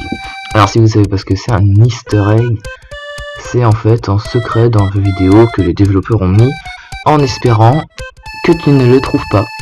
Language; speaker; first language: French; native; French